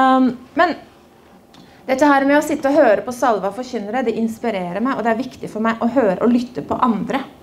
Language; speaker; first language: Norwegian; native; Norwegian